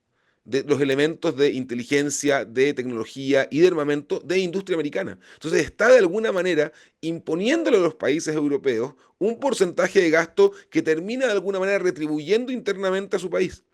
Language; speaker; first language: Spanish; native; Spanish